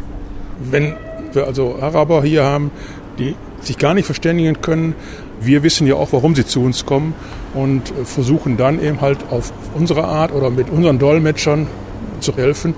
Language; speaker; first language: German; native; German